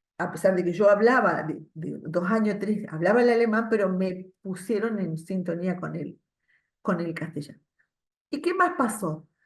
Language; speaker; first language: Spanish; non-native, local second language; German